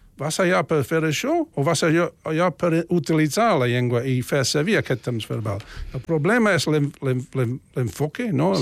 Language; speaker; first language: Catalan; non-native, fluent; English